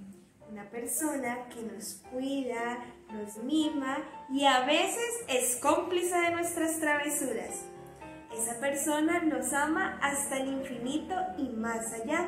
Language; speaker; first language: Spanish; native; Spanish